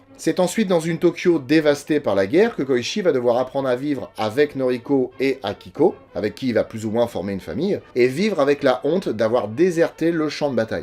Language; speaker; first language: French; native; French